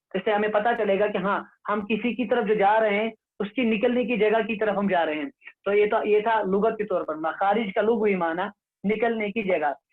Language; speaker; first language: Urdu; non-native, local second language; Kashmiri